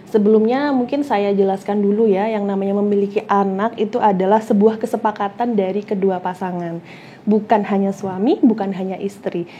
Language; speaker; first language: Indonesian; native; Indonesian